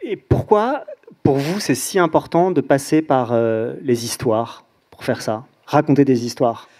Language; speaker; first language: French; native; French